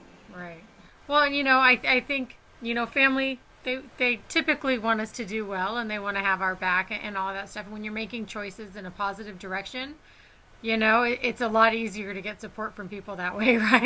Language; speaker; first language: English; native; English